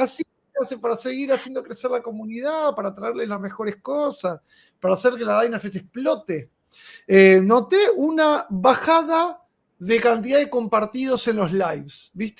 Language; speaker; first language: Spanish; native; Spanish